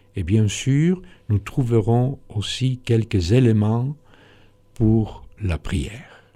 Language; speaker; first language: French; non-native, fluent; Spanish